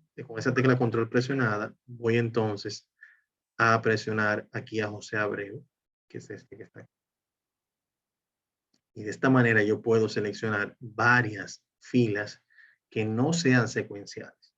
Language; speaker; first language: Spanish; native; Spanish